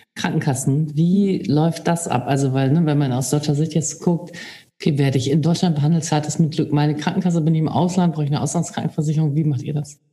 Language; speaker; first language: German; native; German